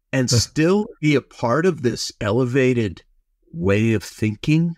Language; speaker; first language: English; native; English